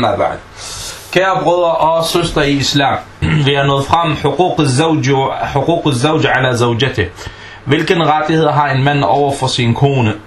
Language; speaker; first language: Danish; non-native, fluent; Arabic